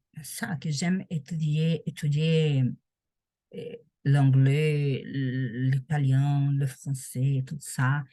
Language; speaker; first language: French; non-native, learner; Portuguese